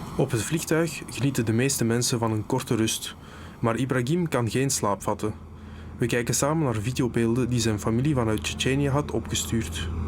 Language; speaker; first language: Dutch; native; Dutch